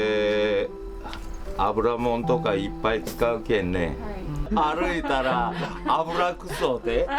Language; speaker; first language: Japanese; native; Japanese